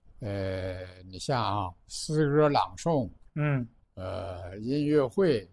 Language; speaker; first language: Chinese; native; Chinese